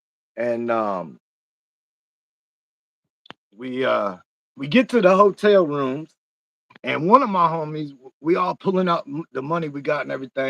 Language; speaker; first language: English; native; English